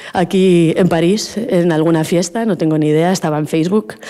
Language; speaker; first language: Spanish; native; Spanish